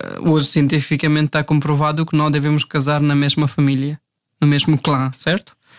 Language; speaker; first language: Portuguese; non-native, fluent; Hindi